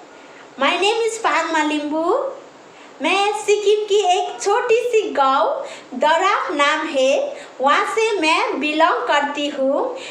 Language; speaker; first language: Hindi; non-native, local second language; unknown